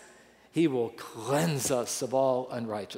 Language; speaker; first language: English; native; English